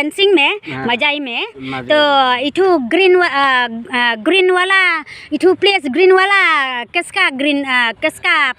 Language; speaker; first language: Hindi; non-native, local second language; Khasi